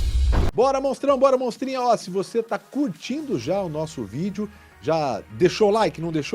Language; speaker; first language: Portuguese; native; Portuguese